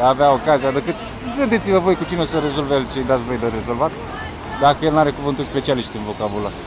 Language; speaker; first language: Romanian; native; Romanian